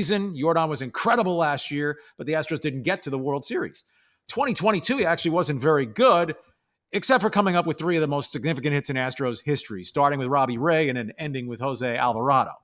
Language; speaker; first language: English; native; English